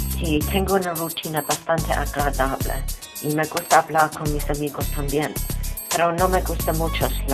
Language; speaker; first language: Spanish; non-native, learner; English